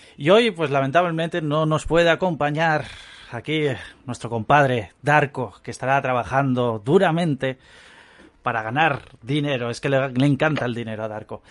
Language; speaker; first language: Spanish; native; Spanish